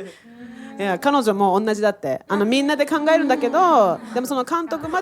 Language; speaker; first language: Japanese; native; Japanese